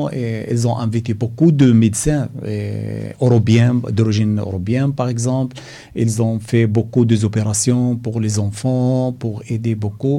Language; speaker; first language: French; non-native, learner; Arabic